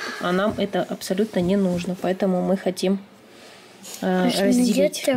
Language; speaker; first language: Russian; native; Russian